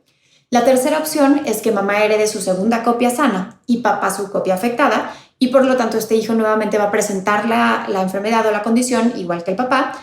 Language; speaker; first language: Spanish; native; Spanish